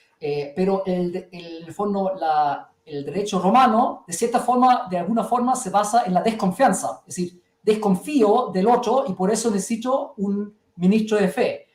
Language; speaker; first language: Spanish; early bilingual, heritage; German